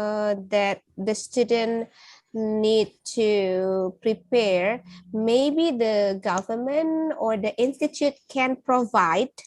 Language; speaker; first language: English; non-native, fluent; Indonesian